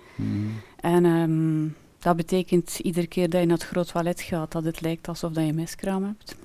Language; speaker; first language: Dutch; native; Dutch